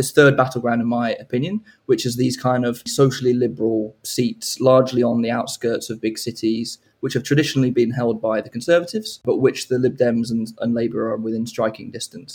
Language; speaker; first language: English; native; English